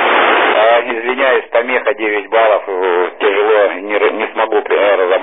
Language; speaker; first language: Russian; native; Russian